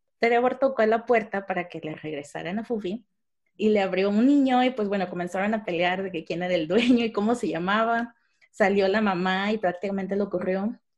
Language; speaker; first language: Spanish; native; Spanish